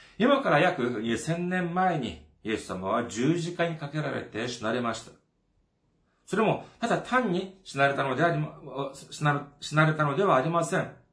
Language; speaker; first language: Japanese; non-native, fluent; Korean